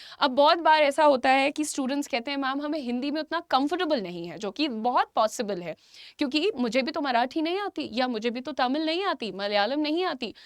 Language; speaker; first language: Hindi; native; Hindi